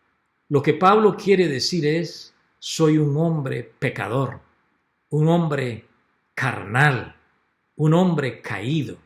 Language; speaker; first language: Spanish; native; Spanish